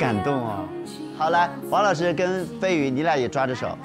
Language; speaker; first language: Chinese; native; Chinese